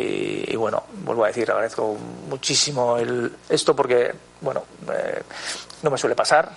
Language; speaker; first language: Spanish; native; Spanish